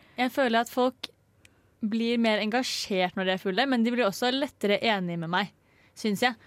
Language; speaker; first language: Norwegian; native; Norwegian